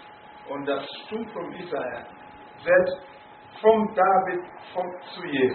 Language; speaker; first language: German; non-native, fluent; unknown